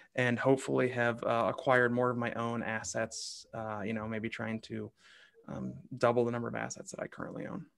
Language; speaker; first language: English; native; English